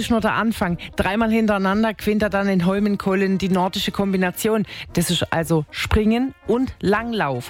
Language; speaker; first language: German; native; German